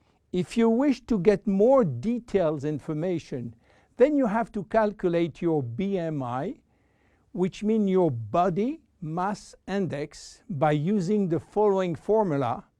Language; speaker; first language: English; non-native, fluent; French